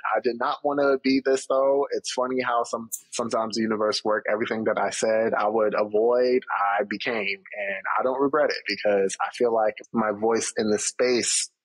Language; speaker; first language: English; native; English